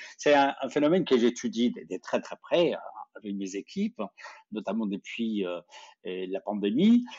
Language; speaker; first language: French; non-native, fluent; Spanish